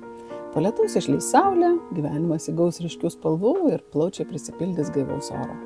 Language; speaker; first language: Lithuanian; native; Lithuanian